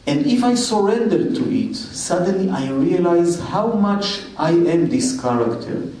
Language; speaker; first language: English; non-native, fluent; Hebrew